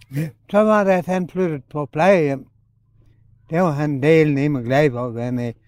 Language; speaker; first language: Danish; native; Danish